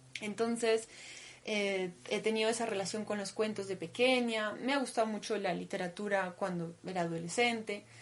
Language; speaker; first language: Spanish; early bilingual, other home language; Russian